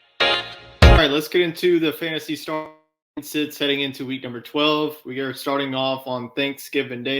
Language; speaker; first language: English; native; English